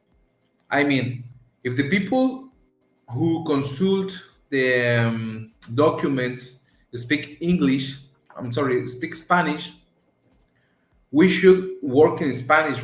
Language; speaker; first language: English; non-native, learner; Spanish